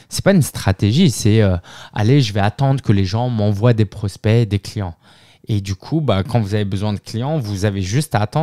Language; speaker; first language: French; native; French